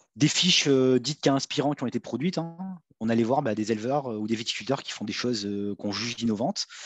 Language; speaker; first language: French; native; French